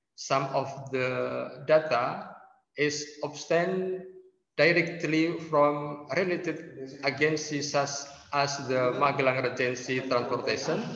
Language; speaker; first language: English; non-native, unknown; Indonesian